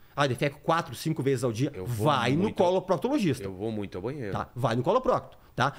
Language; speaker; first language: Portuguese; native; Portuguese